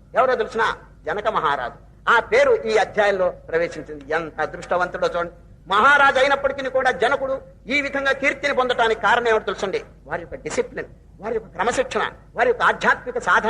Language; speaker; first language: Telugu; native; Telugu